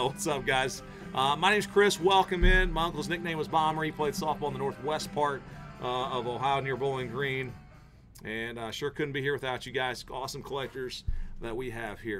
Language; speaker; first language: English; native; English